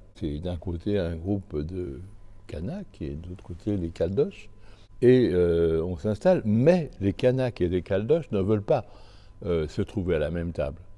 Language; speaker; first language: French; native; French